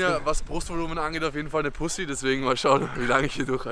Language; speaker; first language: German; native; German